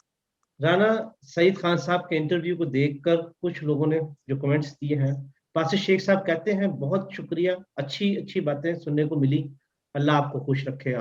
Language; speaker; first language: Urdu; native; Urdu